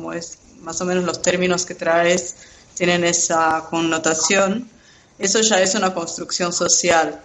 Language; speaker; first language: Spanish; non-native, fluent; Portuguese